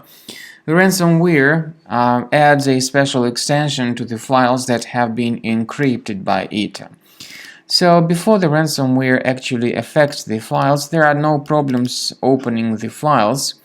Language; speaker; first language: English; non-native, fluent; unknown